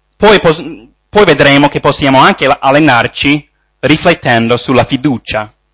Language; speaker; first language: Italian; non-native, fluent; English